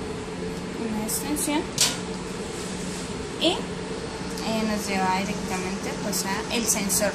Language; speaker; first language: Spanish; native; Spanish